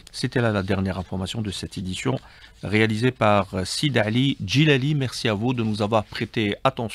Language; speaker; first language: French; non-native, local second language; Arabic